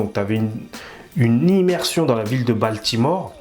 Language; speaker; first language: French; native; French